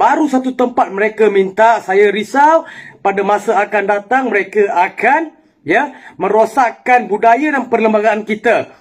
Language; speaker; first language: Malay; non-native, local second language; Tamil